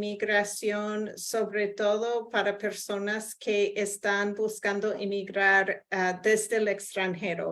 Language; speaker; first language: Spanish; non-native, fluent; English